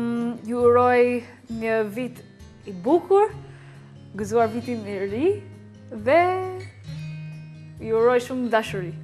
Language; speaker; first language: Albanian; non-native, learner; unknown